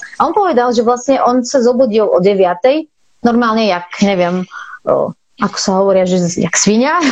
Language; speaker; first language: Slovak; non-native, fluent; Arabic